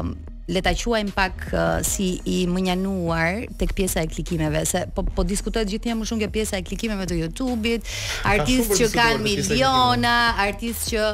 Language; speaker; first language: Albanian; native; Albanian